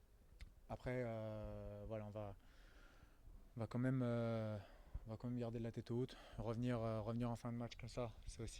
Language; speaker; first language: French; native; French